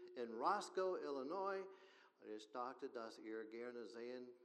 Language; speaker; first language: German; non-native, learner; English